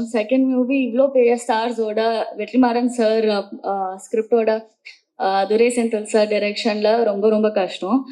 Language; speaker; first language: Tamil; non-native, learner; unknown